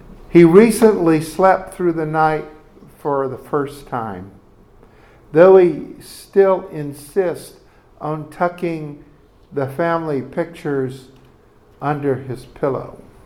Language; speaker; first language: English; native; English